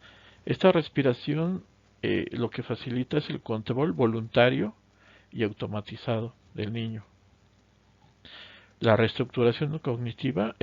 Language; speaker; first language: Spanish; native; Spanish